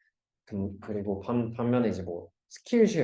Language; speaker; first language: Korean; native; Korean